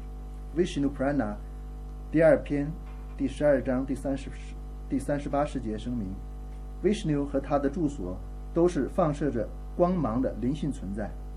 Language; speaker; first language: Chinese; native; Chinese